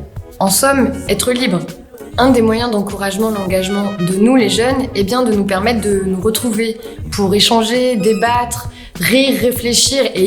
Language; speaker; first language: French; native; French